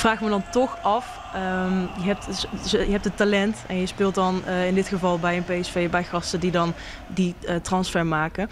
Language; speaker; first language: Dutch; native; Dutch